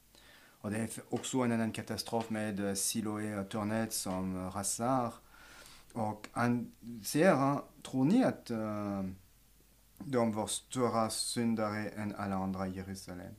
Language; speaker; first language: Swedish; non-native, fluent; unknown